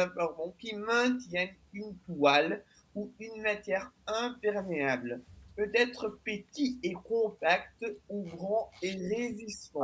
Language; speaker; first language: French; non-native, fluent; Italian